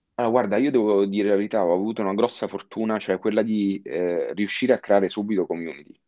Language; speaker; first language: Italian; native; Italian